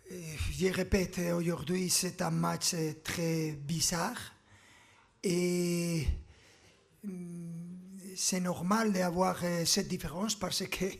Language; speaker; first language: French; non-native, learner; Spanish